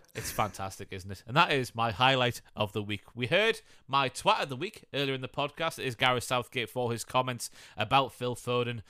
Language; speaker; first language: English; native; English